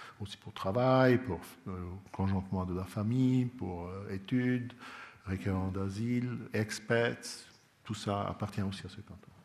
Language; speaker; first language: French; non-native, local second language; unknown